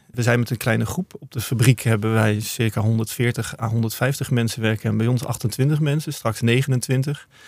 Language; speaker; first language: Dutch; native; Dutch